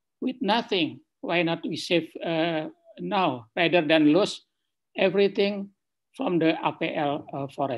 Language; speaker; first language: English; non-native, fluent; Indonesian